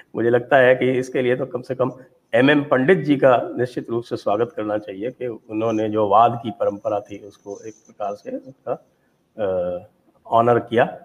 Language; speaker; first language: Hindi; native; Hindi